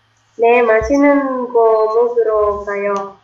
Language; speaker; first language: Korean; non-native, learner; Indonesian